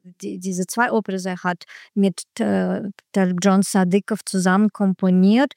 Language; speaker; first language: German; non-native, learner; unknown